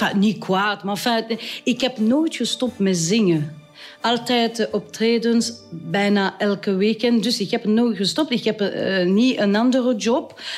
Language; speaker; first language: Dutch; non-native, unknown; French